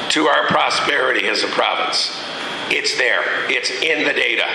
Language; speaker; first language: English; native; English